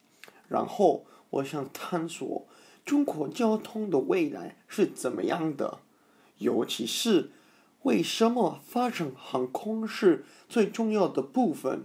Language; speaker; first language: Chinese; non-native, fluent; English